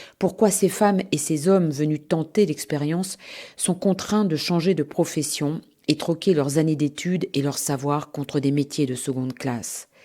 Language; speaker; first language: French; native; French